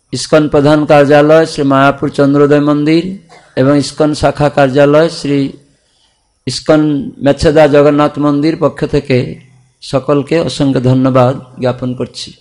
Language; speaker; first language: Bangla; non-native, fluent; Odia